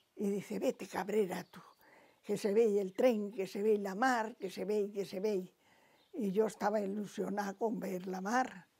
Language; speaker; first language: Spanish; native; Spanish